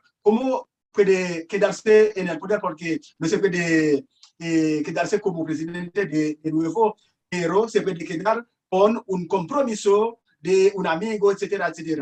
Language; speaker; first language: Spanish; non-native, learner; Haitian Creole